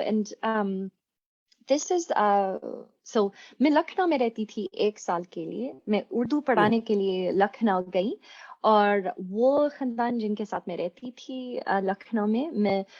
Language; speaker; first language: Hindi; non-native, fluent; English